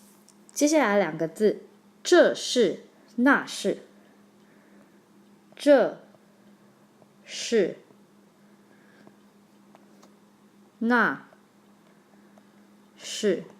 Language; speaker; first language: Chinese; non-native, fluent; English